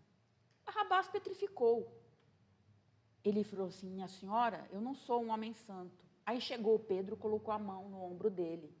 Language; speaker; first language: Portuguese; native; Portuguese